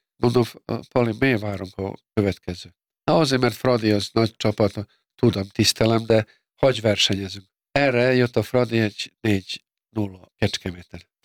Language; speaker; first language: Hungarian; non-native, fluent; Serbian